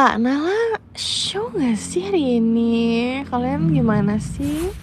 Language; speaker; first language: Indonesian; native; Indonesian